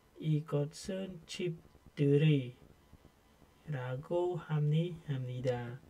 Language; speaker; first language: Korean; non-native, learner; Khmer